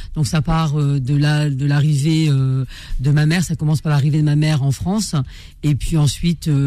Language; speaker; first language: French; native; French